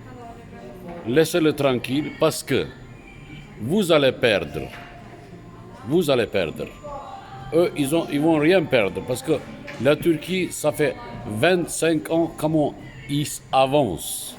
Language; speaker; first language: French; non-native, fluent; Turkish